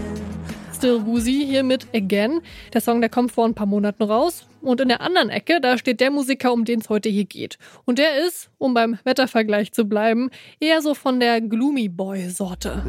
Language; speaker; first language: German; native; German